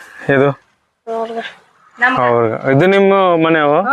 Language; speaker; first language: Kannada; non-native, learner; Malayalam